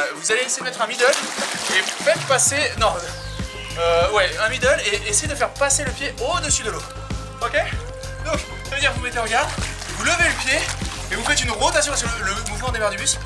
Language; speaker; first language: French; native; French